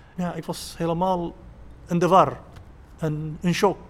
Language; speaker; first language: Dutch; non-native, learner; Arabic